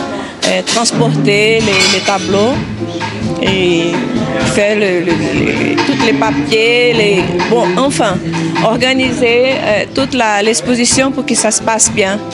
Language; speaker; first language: French; non-native, fluent; Portuguese